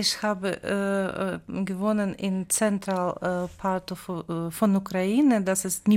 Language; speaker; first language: German; non-native, learner; Ukrainian